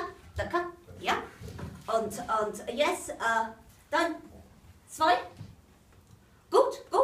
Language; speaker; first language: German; non-native, learner; English